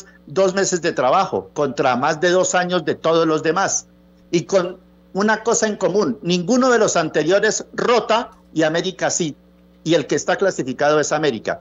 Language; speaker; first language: Spanish; native; Spanish